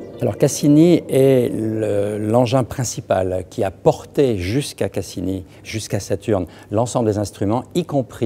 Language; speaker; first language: French; native; French